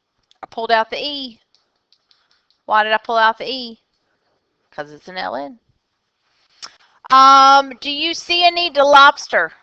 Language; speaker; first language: English; native; English